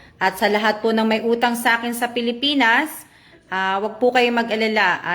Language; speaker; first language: Filipino; native; Filipino